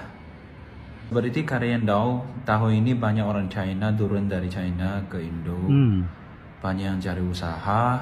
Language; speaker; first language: Indonesian; non-native, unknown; Chinese